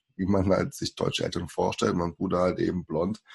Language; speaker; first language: German; early bilingual, other home language; Portuguese